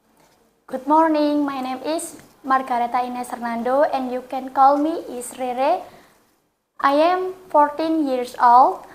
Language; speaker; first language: English; non-native, learner; Indonesian